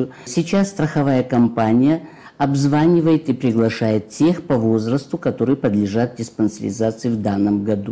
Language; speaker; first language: Russian; native; Russian